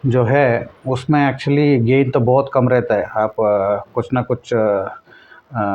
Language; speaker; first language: Hindi; non-native, local second language; Telugu